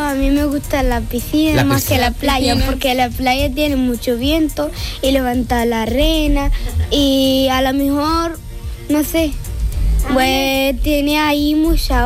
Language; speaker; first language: Spanish; non-native, learner; Arabic